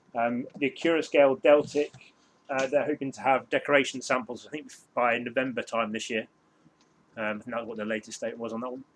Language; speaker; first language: English; native; English